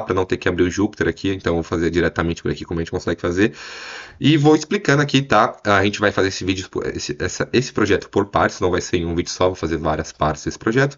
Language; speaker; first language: Portuguese; native; Portuguese